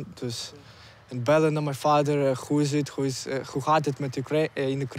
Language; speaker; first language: Dutch; non-native, learner; Ukrainian